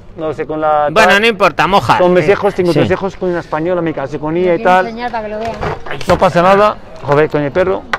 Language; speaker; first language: Spanish; non-native, fluent; Arabic